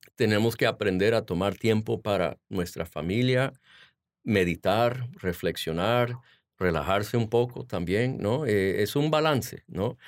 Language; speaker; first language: Spanish; early bilingual, heritage; Spanish